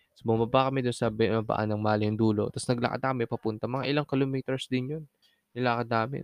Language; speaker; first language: Filipino; non-native, local second language; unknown